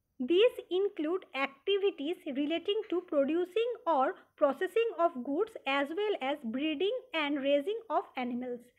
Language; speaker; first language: English; non-native, local second language; Bangla